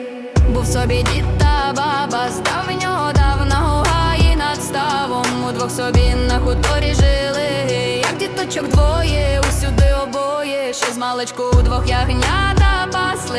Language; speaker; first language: Ukrainian; native; Ukrainian